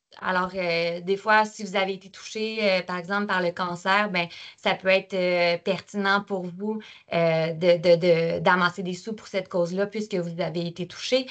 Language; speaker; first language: French; native; French